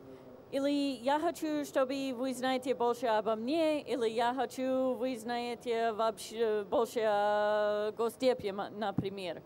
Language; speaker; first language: Russian; non-native, fluent; English